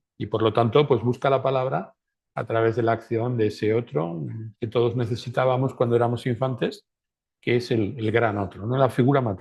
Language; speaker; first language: Spanish; native; Spanish